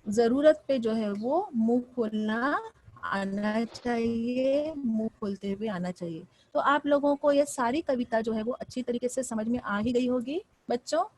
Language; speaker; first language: Hindi; non-native, local second language; Marathi